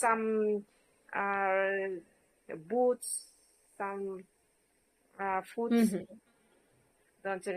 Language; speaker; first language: English; non-native, learner; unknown